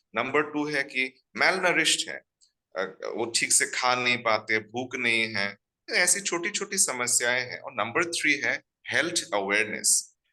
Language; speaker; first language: Hindi; non-native, local second language; Assamese